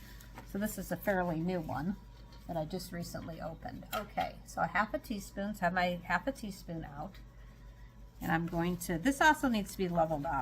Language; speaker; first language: English; native; English